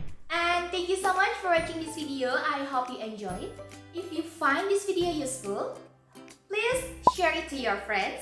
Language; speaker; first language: English; non-native, fluent; Indonesian